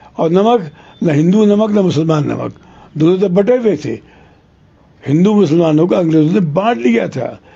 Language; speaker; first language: Hindi; non-native, local second language; Telugu